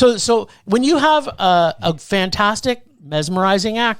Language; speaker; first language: English; native; English